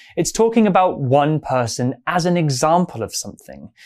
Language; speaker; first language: English; native; English